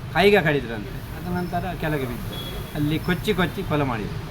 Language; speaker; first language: Kannada; native; Kannada